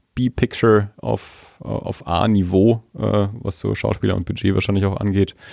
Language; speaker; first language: German; native; German